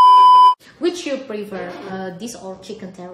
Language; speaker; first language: English; non-native, fluent; Indonesian